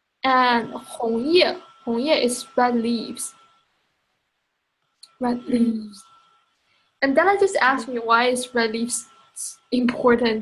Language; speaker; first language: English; non-native, fluent; Chinese